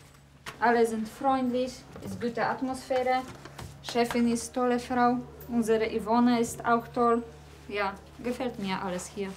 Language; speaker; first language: German; non-native, learner; Polish